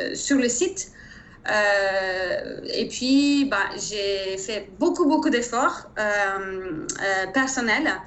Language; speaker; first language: French; non-native, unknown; Turkish